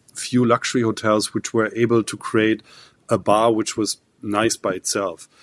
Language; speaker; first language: English; non-native, fluent; German